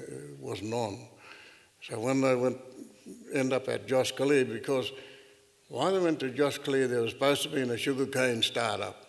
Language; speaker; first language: English; native; English